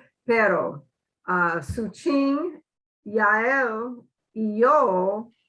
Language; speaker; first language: Spanish; non-native, learner; English